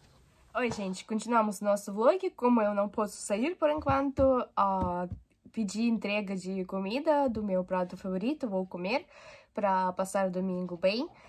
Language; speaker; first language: Portuguese; non-native, fluent; Russian